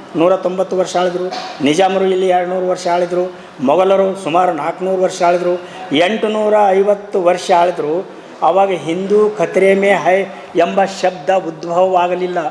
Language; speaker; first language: Kannada; native; Kannada